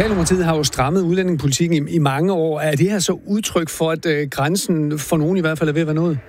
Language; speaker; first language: Danish; native; Danish